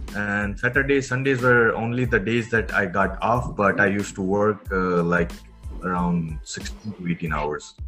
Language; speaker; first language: English; non-native, local second language; Gujarati